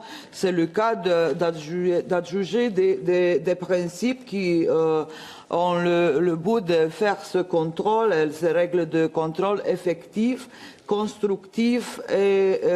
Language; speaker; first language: French; non-native, fluent; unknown